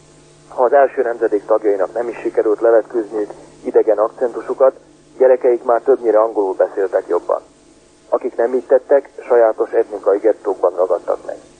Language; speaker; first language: Hungarian; native; Hungarian